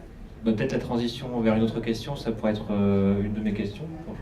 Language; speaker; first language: French; native; French